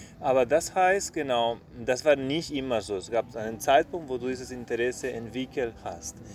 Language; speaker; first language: German; non-native, fluent; Spanish